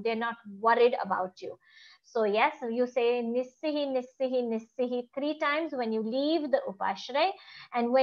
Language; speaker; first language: English; non-native, local second language; Gujarati